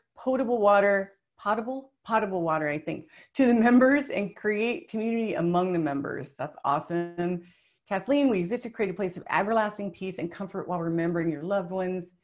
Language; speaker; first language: English; native; English